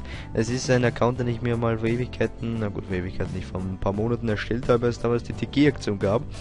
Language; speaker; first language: German; native; German